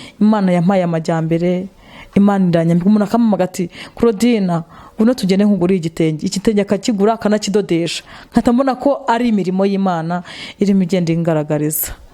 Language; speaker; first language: Kinyarwanda; native; Kinyarwanda